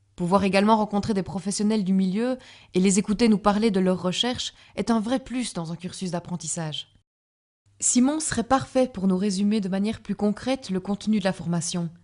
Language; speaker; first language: French; native; French